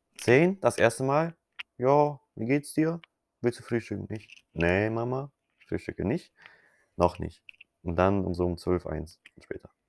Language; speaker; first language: German; early bilingual, other home language; Polish